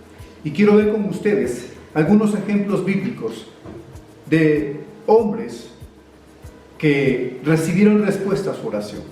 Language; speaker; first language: Spanish; native; Spanish